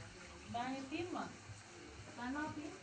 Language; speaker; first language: Turkish; native; Turkish